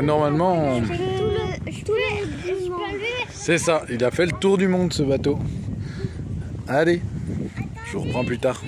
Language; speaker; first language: French; native; French